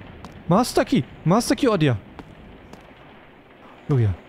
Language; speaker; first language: Korean; non-native, fluent; German